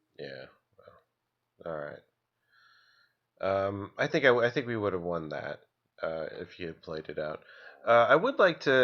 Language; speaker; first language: English; native; English